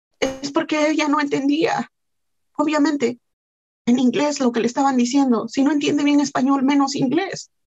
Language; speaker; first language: Spanish; non-native, local second language; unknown